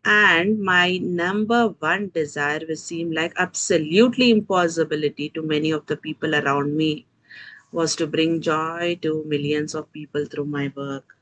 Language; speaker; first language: English; non-native, local second language; Telugu